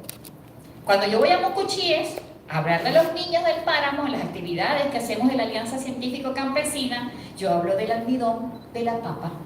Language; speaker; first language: Spanish; native; Spanish